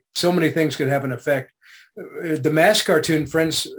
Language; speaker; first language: English; native; English